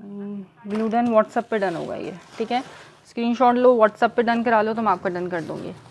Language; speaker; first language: Urdu; native; Urdu